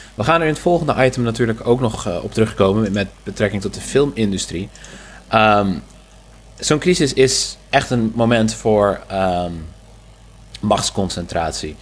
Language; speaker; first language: Dutch; native; Dutch